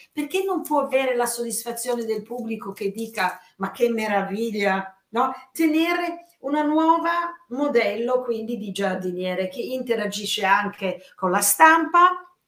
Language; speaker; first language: Italian; non-native, fluent; English